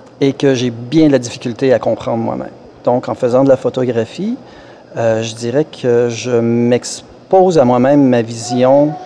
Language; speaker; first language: French; native; French